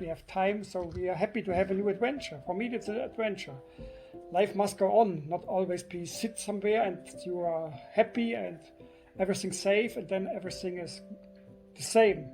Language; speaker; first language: English; non-native, fluent; German